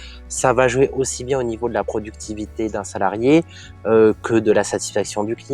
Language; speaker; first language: French; native; French